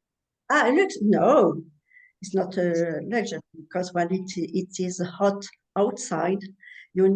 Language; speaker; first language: English; non-native, learner; French